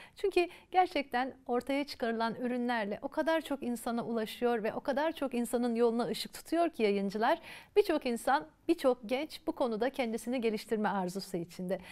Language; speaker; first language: Turkish; native; Turkish